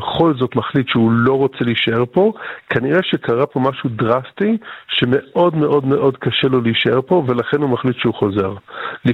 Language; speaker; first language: Hebrew; early bilingual, other home language; English